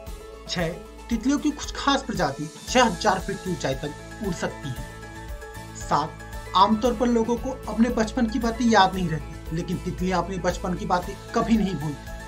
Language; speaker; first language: Hindi; native; Hindi